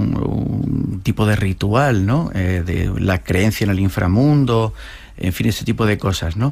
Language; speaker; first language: Spanish; native; Spanish